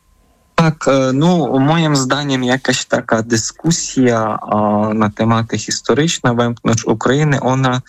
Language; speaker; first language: Polish; non-native, fluent; Ukrainian